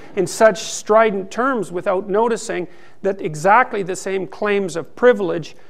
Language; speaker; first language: English; native; English